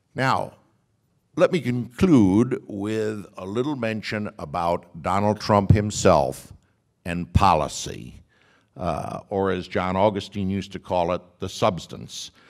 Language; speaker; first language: English; native; English